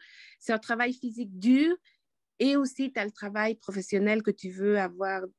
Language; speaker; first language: French; non-native, fluent; Quechua